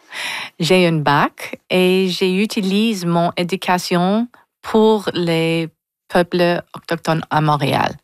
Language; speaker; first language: French; non-native, local second language; English